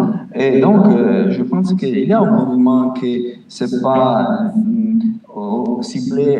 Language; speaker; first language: French; non-native, fluent; Italian